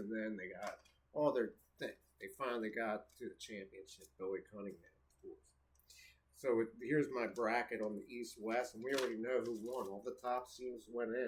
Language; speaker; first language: English; native; English